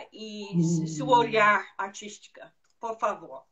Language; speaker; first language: Portuguese; non-native, fluent; English